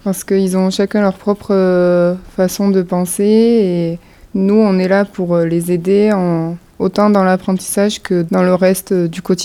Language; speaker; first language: French; native; French